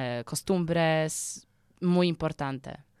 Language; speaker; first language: Spanish; non-native, learner; Polish